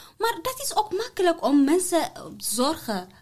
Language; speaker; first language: Dutch; non-native, learner; Tigrinya